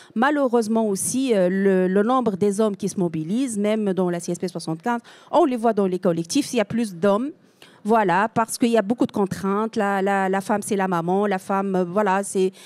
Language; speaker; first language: French; non-native, local second language; Arabic